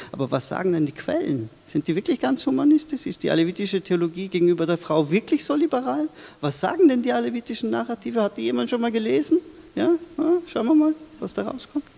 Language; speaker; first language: German; early bilingual, other home language; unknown